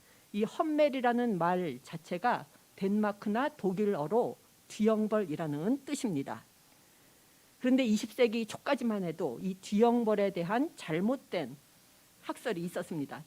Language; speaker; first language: Korean; native; Korean